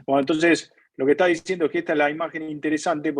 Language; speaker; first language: Spanish; native; Spanish